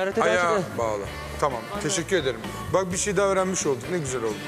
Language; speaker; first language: Turkish; native; Turkish